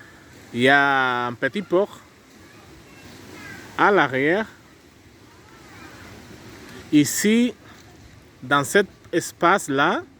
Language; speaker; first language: French; non-native, fluent; Spanish